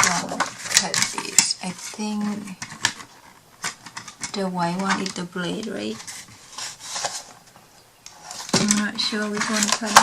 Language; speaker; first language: English; non-native, learner; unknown